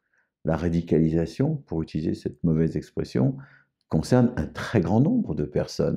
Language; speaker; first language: French; native; French